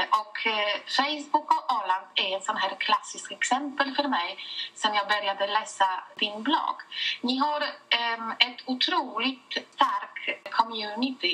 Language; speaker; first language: Swedish; non-native, fluent; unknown